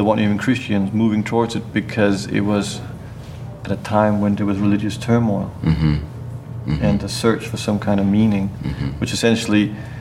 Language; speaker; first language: English; early bilingual, other home language; Danish